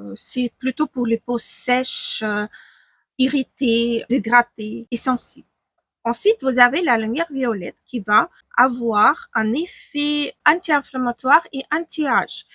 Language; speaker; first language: French; non-native, fluent; Ukrainian